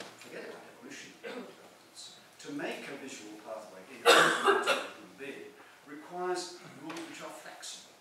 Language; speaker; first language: English; native; English